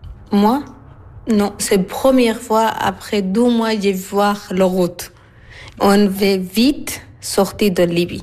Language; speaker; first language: French; non-native, learner; Arabic